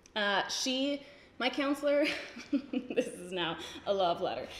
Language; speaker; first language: English; native; English